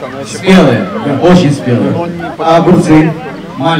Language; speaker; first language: Russian; native; Russian